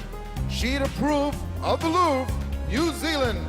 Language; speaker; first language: English; native; English